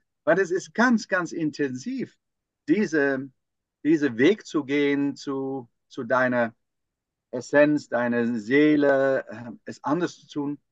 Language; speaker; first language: German; non-native, fluent; Dutch